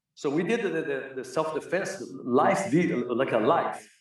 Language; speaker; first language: English; non-native, fluent; Portuguese